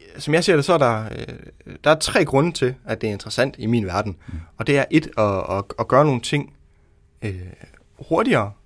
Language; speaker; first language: Danish; native; Danish